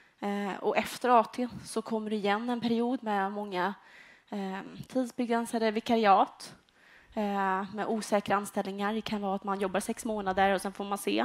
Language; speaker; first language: Swedish; native; Swedish